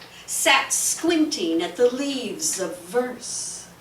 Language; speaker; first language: English; native; English